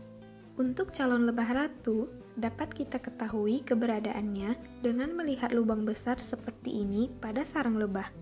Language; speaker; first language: Indonesian; native; Indonesian